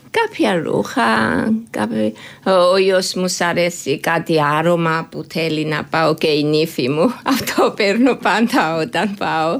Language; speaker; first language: Greek; non-native, fluent; Georgian